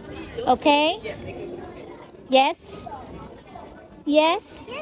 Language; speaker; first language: English; non-native, local second language; Filipino